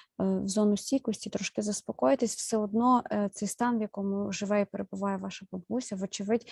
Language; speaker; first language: Ukrainian; native; Ukrainian